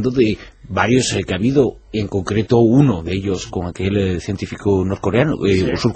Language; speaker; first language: Spanish; native; Spanish